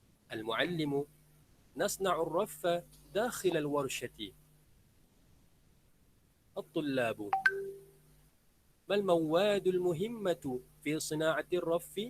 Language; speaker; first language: Arabic; non-native, learner; Malay